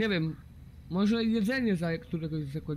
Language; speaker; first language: Polish; native; Polish